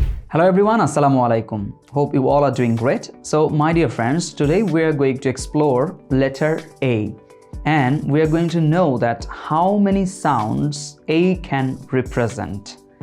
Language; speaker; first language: English; non-native, local second language; Bangla